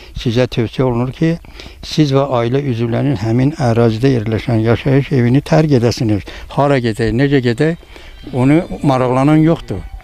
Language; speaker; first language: Azerbaijani; native; Azerbaijani